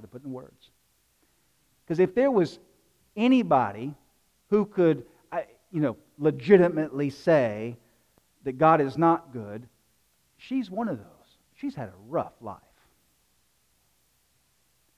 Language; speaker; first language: English; native; English